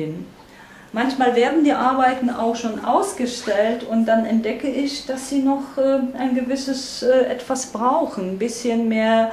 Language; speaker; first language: German; non-native, fluent; Polish